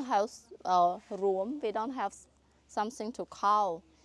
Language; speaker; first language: English; non-native, learner; Khmer